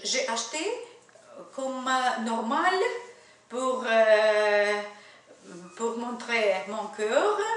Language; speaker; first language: French; non-native, learner; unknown